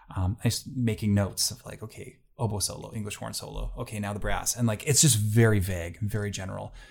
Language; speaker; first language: English; native; English